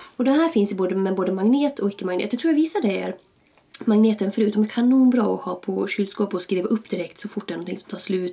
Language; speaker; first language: Swedish; native; Swedish